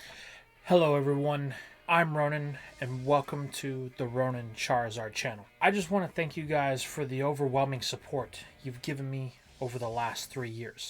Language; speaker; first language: English; native; English